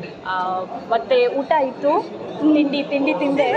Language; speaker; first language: Kannada; non-native, learner; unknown